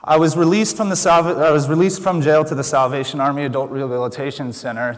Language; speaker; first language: English; native; English